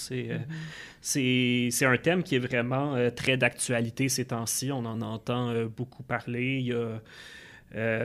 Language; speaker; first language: French; native; French